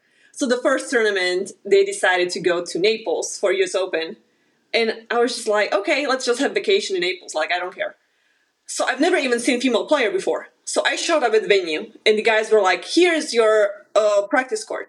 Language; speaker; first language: English; non-native, fluent; Slovak